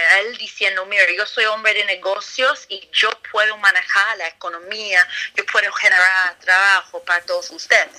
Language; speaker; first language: Spanish; non-native, fluent; English